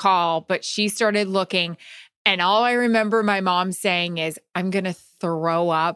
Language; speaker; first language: English; native; English